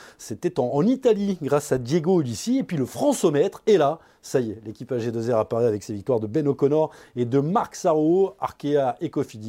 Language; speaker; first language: French; native; French